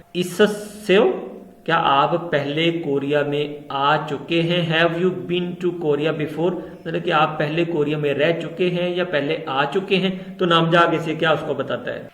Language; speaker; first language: Urdu; non-native, local second language; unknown